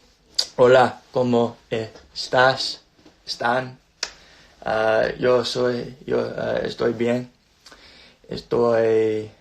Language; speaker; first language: Spanish; non-native, learner; English